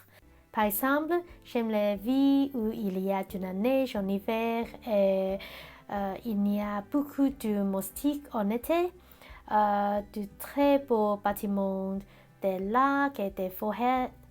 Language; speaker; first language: French; non-native, learner; Cantonese